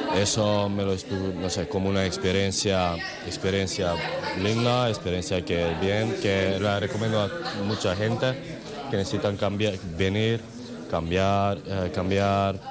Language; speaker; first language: Spanish; non-native, learner; Macedonian